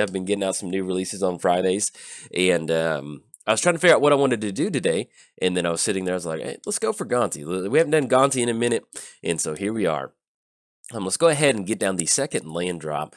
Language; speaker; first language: English; native; English